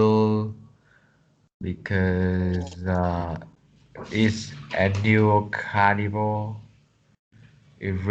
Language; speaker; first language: English; non-native, learner; Vietnamese